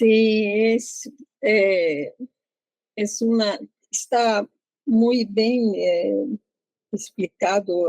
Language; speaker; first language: Spanish; non-native, learner; Portuguese